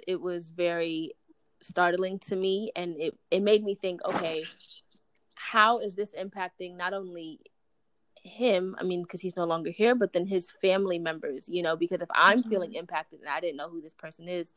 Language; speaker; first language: English; native; English